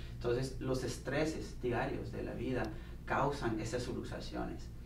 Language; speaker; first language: Spanish; non-native, fluent; English